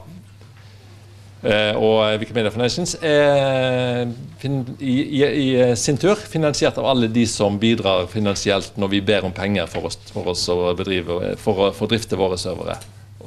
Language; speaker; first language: Norwegian; native; Norwegian